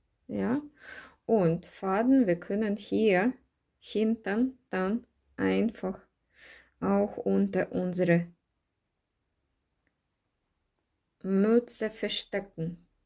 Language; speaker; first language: German; non-native, learner; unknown